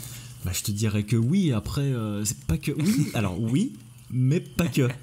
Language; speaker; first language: French; native; French